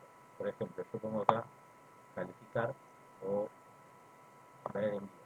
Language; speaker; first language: Spanish; native; Spanish